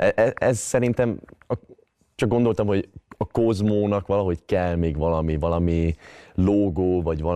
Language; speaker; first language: Hungarian; early bilingual, heritage; Hungarian